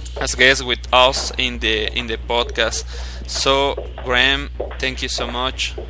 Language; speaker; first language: English; non-native, learner; Spanish